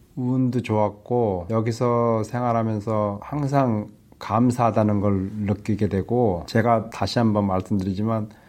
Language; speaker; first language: Korean; native; Korean